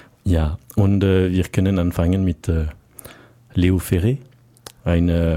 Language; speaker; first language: German; non-native, learner; French